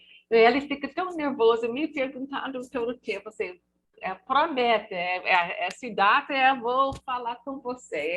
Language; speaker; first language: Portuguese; non-native, learner; English